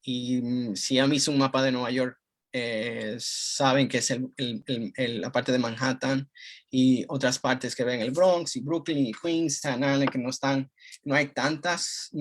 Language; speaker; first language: Spanish; early bilingual, heritage; Spanish